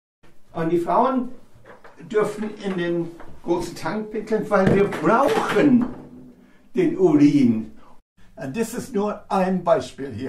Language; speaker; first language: German; non-native, fluent; English